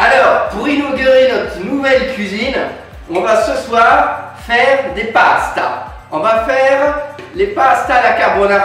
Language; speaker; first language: French; native; French